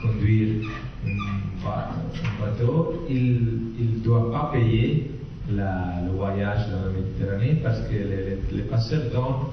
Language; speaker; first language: French; non-native, fluent; Italian